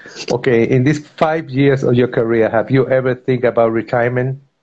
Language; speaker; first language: English; non-native, fluent; Spanish